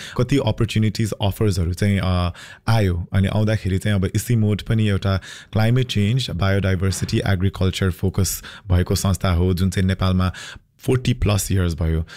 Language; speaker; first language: Nepali; early bilingual, heritage; Nepali